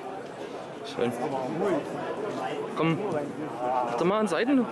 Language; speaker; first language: German; native; German